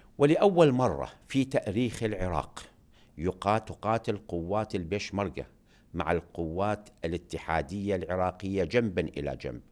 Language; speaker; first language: Arabic; native; Arabic